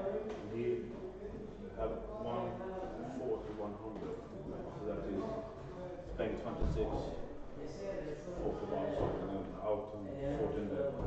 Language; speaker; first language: English; non-native, learner; Norwegian